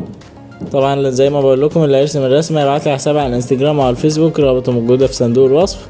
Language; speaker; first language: Arabic; native; Arabic